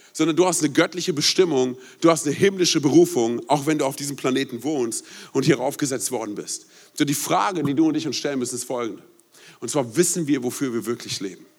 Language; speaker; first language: German; native; German